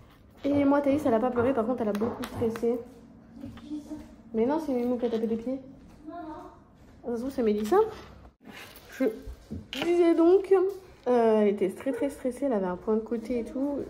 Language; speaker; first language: French; native; French